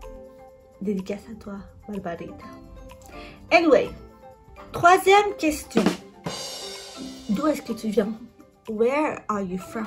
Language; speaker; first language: French; native; French